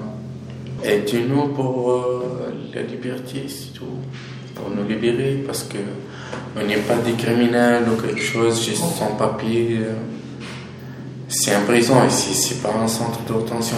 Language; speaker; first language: French; non-native, learner; Arabic